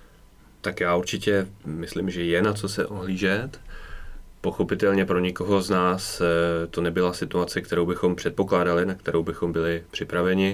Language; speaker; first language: Czech; native; Czech